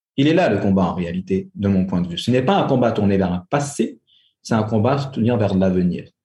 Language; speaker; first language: French; native; French